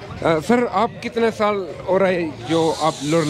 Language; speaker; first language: Hindi; non-native, local second language; Persian